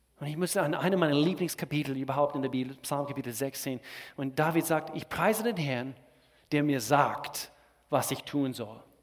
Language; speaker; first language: German; non-native, fluent; English